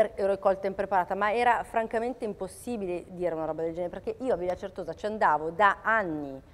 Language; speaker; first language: Italian; native; Italian